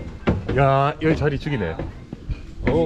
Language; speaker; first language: Korean; native; Korean